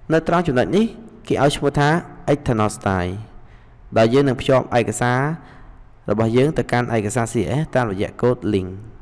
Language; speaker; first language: Khmer; native; Khmer